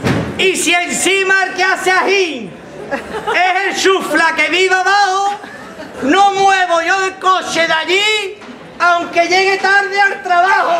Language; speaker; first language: Spanish; native; Spanish